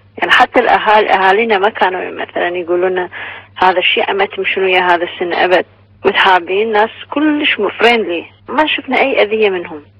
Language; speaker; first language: Arabic; non-native, local second language; Armenian